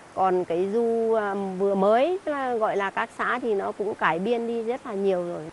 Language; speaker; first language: Vietnamese; non-native, local second language; Tày